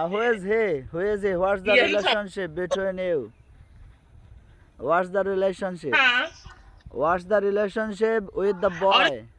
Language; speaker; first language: English; non-native, learner; Bangla